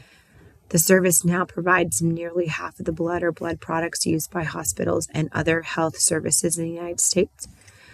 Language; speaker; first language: English; native; English